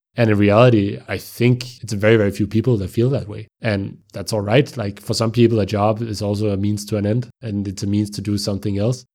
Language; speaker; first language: English; non-native, fluent; Danish